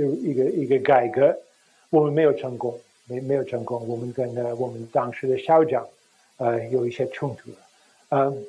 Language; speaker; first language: Chinese; non-native, fluent; English